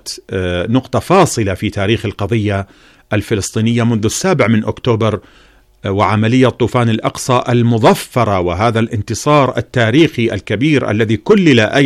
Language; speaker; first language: Arabic; native; Arabic